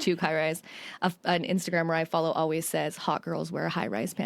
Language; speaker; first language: English; native; English